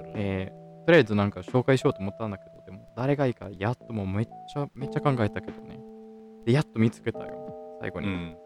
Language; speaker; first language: Japanese; non-native, fluent; Italian